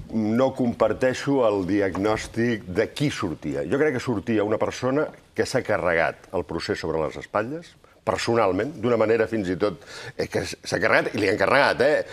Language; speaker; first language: Catalan; native; Catalan